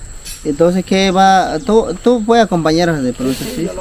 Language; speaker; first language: Spanish; non-native, local second language; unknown